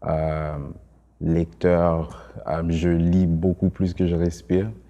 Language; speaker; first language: French; early bilingual, other home language; Haitian Creole